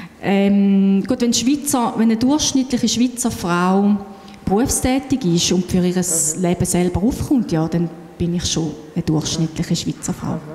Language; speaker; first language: German; native; German